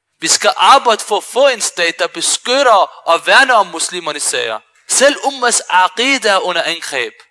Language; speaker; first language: Danish; early bilingual, other home language; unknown